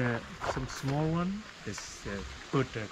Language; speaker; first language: English; non-native, learner; Japanese